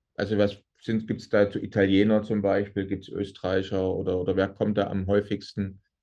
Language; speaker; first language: German; native; German